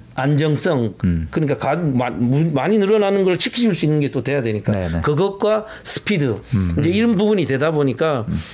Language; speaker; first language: Korean; native; Korean